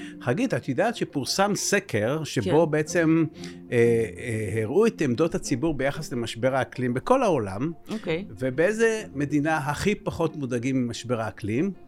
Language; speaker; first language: Hebrew; native; Hebrew